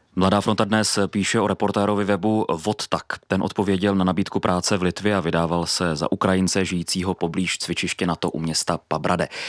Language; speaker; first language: Czech; native; Czech